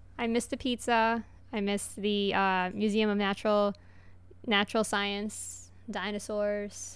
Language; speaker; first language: English; early bilingual, other home language; Spanish